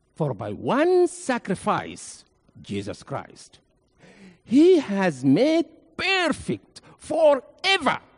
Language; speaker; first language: English; non-native, fluent; Arabic